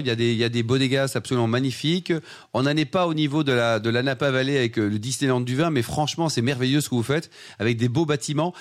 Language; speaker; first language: French; native; French